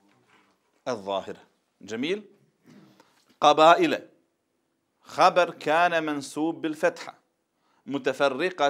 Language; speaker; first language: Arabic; non-native, fluent; Bosnian